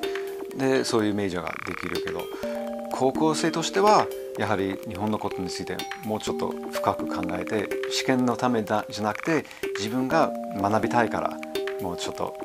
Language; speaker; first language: Japanese; non-native, fluent; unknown